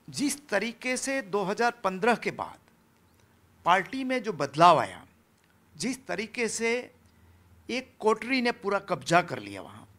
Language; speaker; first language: Hindi; non-native, local second language; Gujarati